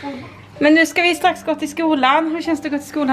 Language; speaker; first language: Swedish; native; Swedish